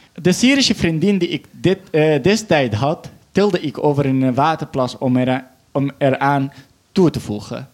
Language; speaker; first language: Dutch; non-native, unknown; Arabic